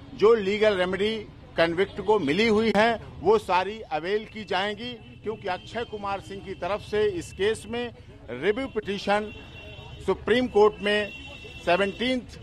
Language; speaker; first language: Hindi; native; Hindi